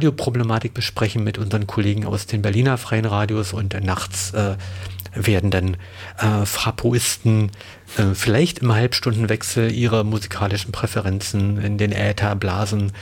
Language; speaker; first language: German; native; German